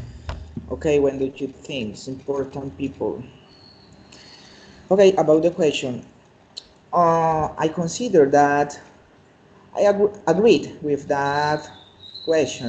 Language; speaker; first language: English; non-native, learner; Spanish